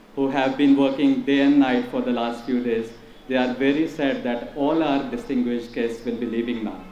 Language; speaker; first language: English; non-native, local second language; Urdu